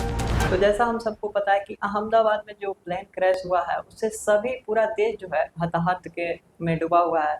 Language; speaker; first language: Hindi; native; Hindi